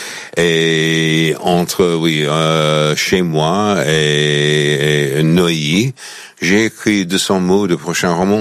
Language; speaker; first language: French; non-native, fluent; English